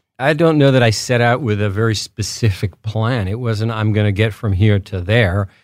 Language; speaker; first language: English; early bilingual, other home language; Spanish